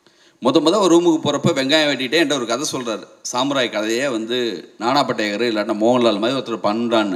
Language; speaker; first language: Tamil; native; Tamil